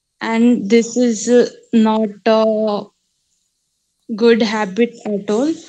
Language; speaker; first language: English; non-native, local second language; Hindi